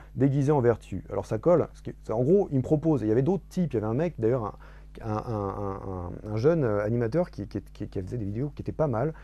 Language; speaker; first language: French; native; French